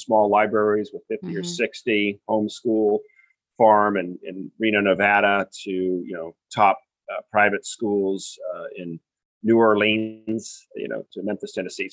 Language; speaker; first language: English; native; English